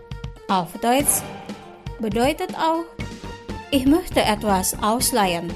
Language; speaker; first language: German; non-native, fluent; Indonesian